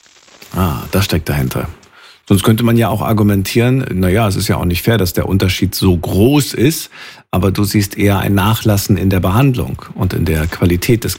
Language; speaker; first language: German; native; German